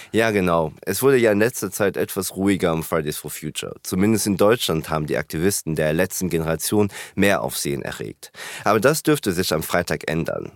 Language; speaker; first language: German; native; German